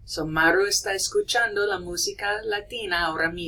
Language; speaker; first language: Spanish; non-native, fluent; English